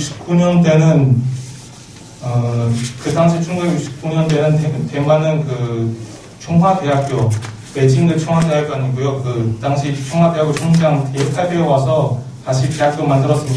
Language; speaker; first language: Korean; non-native, learner; Chinese